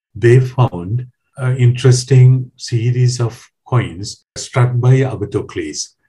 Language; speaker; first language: English; non-native, local second language; Sinhala